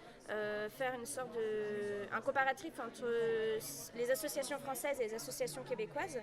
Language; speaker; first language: French; native; French